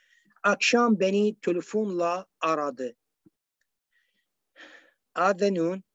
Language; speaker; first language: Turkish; non-native, learner; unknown